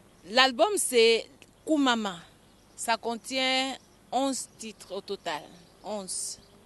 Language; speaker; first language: French; non-native, local second language; Lingala